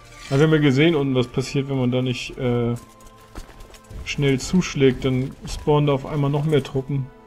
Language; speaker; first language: German; native; German